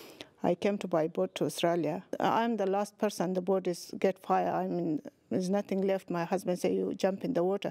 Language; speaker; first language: English; non-native, learner; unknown